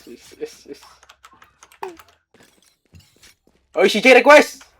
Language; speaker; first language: English; non-native, local second language; Filipino